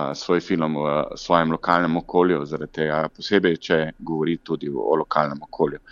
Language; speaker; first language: Slovenian; native; Slovenian